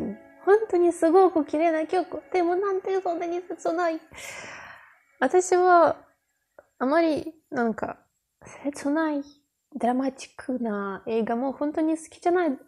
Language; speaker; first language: Japanese; non-native, learner; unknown